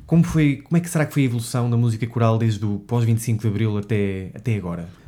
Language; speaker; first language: Portuguese; native; Portuguese